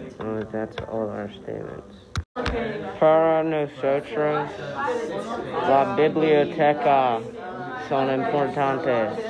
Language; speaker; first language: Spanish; non-native, learner; English